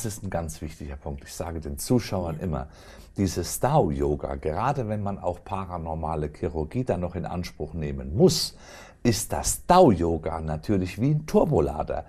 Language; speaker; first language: German; native; German